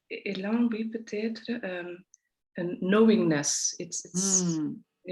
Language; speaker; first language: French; non-native, local second language; Dutch